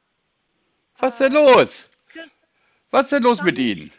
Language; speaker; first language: German; native; German